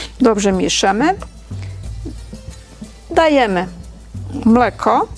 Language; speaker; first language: Polish; non-native, learner; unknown